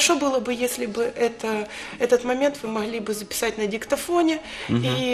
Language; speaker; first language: Russian; native; Russian